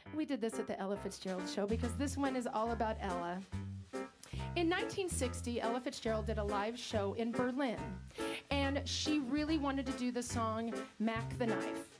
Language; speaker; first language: English; native; English